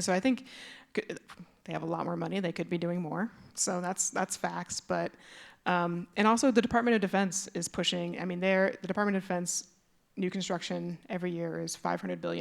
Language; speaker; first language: English; native; English